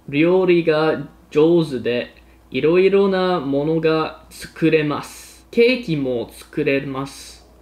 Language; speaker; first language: Japanese; non-native, learner; English